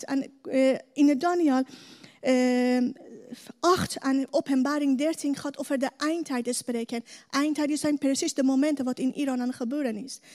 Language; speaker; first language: Dutch; non-native, learner; Persian